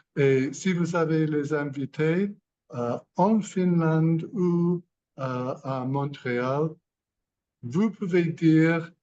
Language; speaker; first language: French; non-native, learner; English